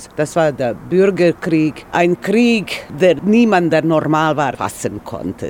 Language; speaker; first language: German; non-native, fluent; Serbian